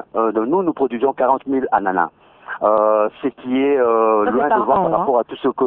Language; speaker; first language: French; non-native, local second language; Luba-Lulua